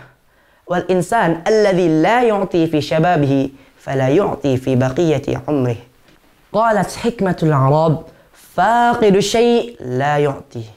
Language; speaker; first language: Arabic; non-native, learner; Indonesian